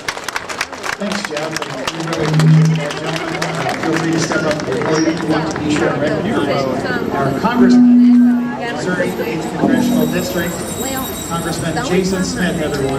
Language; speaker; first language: English; native; English